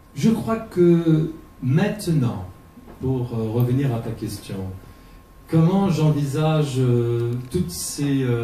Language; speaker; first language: French; non-native, fluent; Portuguese